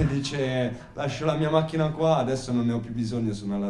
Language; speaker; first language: Italian; native; Italian